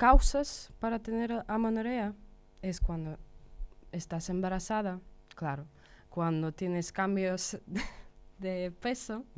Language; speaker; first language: Spanish; non-native, fluent; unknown